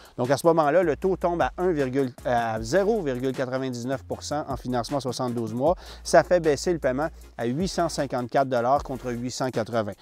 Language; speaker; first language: French; native; French